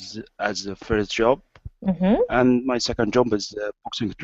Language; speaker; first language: English; non-native, learner; Arabic